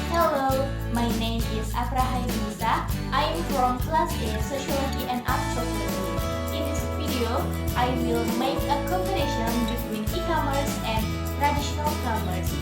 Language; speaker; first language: English; non-native, learner; Indonesian